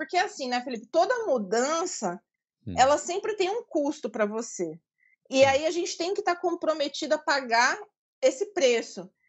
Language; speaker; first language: Portuguese; native; Portuguese